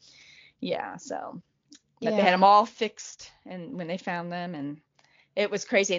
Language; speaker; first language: English; native; English